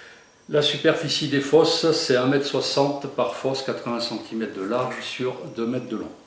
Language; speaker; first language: French; native; French